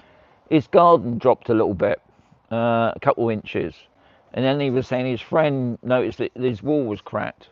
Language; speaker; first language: English; native; English